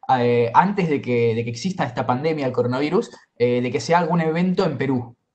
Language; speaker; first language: Spanish; native; Spanish